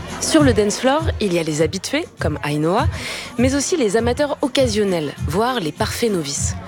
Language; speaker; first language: French; native; French